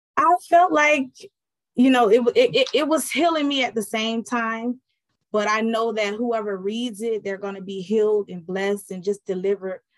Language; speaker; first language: English; native; English